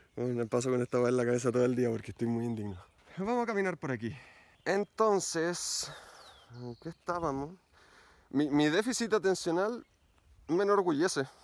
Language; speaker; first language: Spanish; native; Spanish